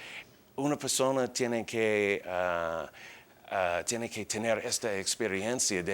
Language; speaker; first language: Spanish; early bilingual, heritage; English